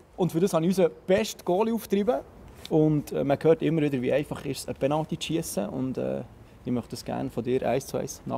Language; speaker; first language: German; native; German